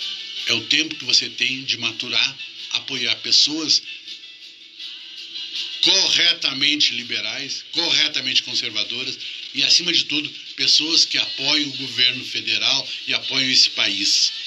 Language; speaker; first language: Portuguese; native; Portuguese